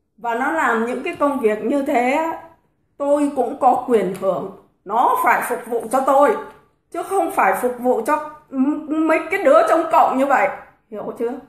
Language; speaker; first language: Vietnamese; native; Vietnamese